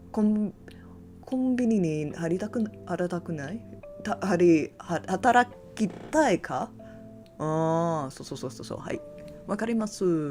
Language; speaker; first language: Japanese; non-native, learner; English